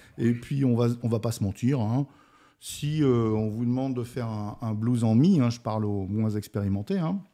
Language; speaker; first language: French; native; French